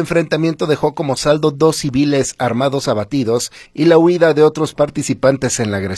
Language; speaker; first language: Spanish; native; Spanish